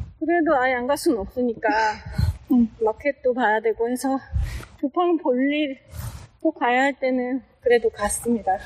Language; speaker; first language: Korean; native; Korean